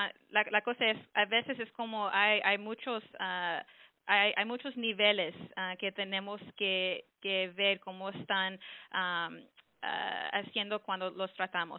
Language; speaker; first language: Spanish; early bilingual, heritage; Spanish